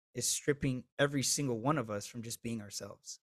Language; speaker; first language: English; early bilingual, other home language; Spanish